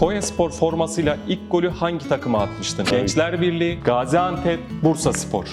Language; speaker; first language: Turkish; native; Turkish